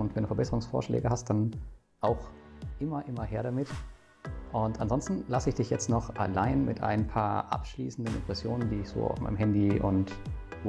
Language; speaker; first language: German; native; German